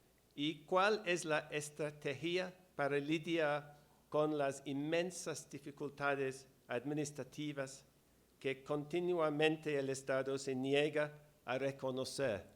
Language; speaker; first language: Spanish; non-native, fluent; English